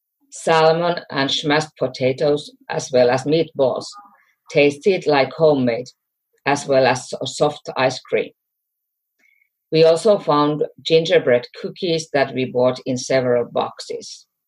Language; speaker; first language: English; non-native, fluent; Finnish